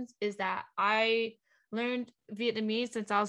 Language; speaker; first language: English; non-native, fluent; Vietnamese